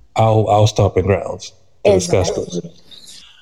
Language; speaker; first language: English; native; English